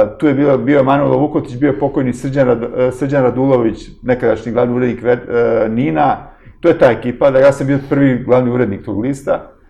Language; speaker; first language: Serbian; native; Serbian